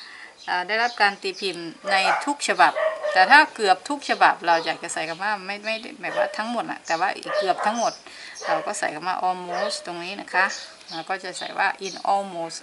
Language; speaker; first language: Thai; native; Thai